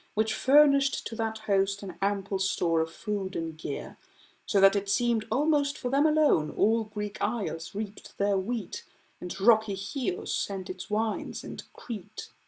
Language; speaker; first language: English; non-native, fluent; Greek